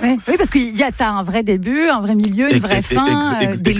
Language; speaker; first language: French; native; French